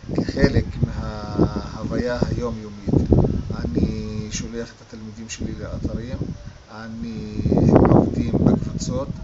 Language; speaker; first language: Hebrew; non-native, local second language; Arabic